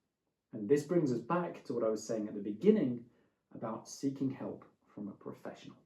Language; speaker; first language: English; native; English